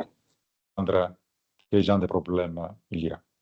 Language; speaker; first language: French; non-native, fluent; Italian